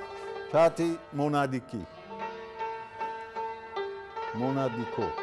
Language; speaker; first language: Greek; non-native, fluent; Persian